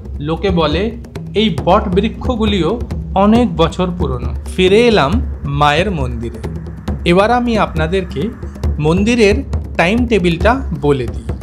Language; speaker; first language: Bangla; non-native, fluent; Hindi